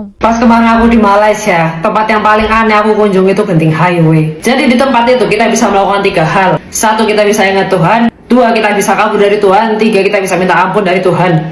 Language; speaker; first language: Indonesian; native; Indonesian